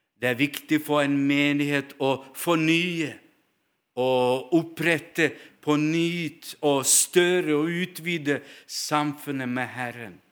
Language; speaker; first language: Norwegian; non-native, fluent; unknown